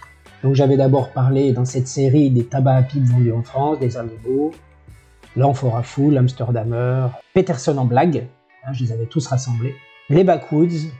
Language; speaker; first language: French; native; French